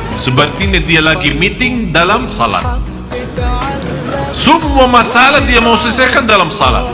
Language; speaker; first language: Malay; non-native, fluent; Arabic